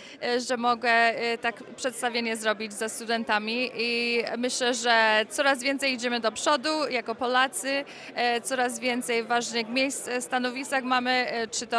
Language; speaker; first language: Polish; early bilingual, heritage; Polish